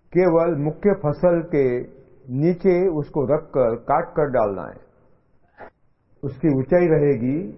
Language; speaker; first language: Hindi; non-native, local second language; Marathi